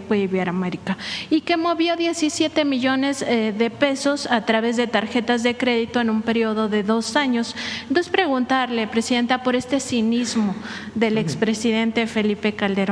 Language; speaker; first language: Spanish; native; Spanish